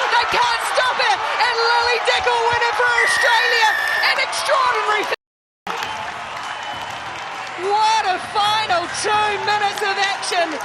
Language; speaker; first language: English; native; English